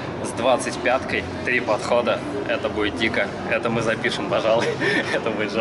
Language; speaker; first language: Russian; native; Russian